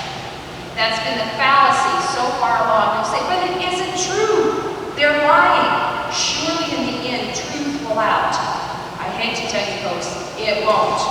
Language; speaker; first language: English; native; English